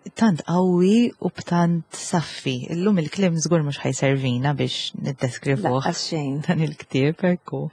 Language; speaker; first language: Maltese; native; Maltese